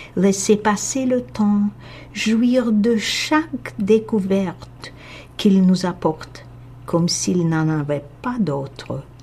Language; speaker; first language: French; non-native, fluent; Russian